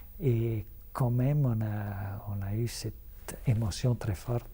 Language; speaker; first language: French; non-native, fluent; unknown